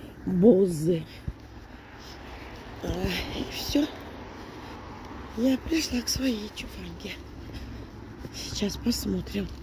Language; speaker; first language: Russian; native; Russian